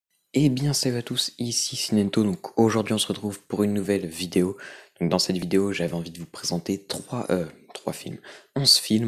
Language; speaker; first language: French; native; French